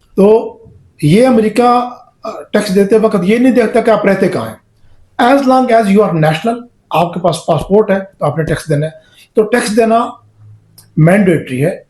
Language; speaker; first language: Urdu; native; Urdu